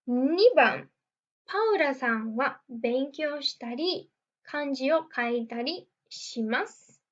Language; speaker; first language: Japanese; non-native, fluent; Portuguese